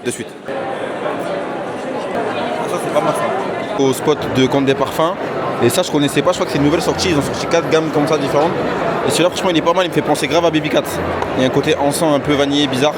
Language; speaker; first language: French; native; French